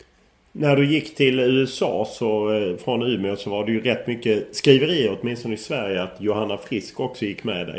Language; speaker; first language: Swedish; native; Swedish